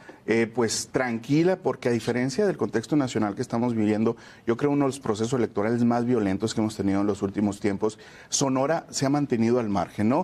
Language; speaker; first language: Spanish; native; Spanish